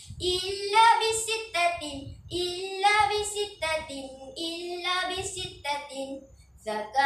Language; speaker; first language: Arabic; non-native, learner; Malay